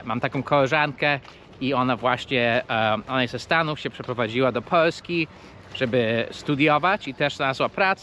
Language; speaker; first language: Polish; non-native, fluent; English